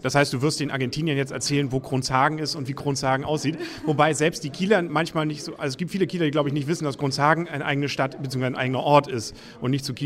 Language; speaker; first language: German; native; German